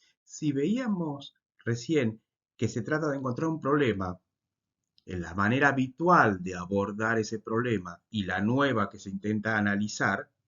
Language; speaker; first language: Spanish; native; Spanish